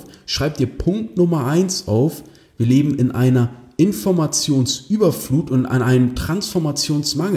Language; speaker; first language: German; native; German